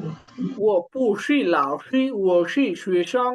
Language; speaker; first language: Chinese; non-native, fluent; Bangla